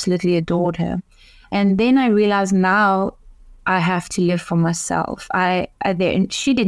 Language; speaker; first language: English; non-native, local second language; Afrikaans